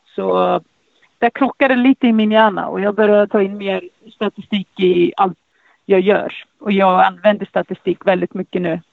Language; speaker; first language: Swedish; non-native, fluent; Icelandic